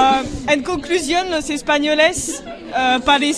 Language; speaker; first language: Spanish; non-native, learner; French